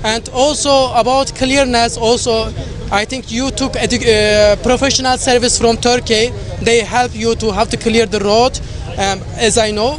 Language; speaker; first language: English; non-native, learner; Turkish